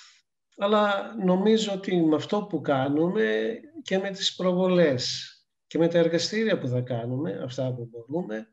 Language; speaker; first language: Greek; native; Greek